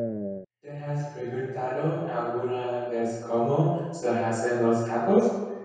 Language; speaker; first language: Spanish; non-native, learner; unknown